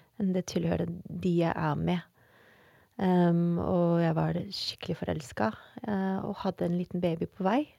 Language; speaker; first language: Norwegian; non-native, fluent; Dutch